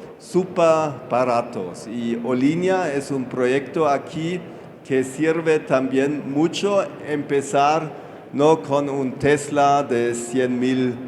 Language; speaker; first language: Spanish; non-native, fluent; German